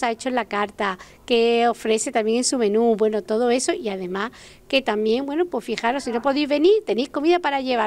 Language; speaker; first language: Spanish; native; Spanish